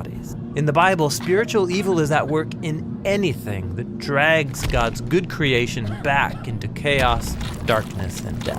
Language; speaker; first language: English; native; English